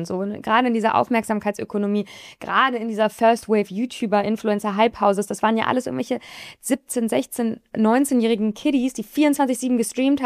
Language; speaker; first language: German; native; German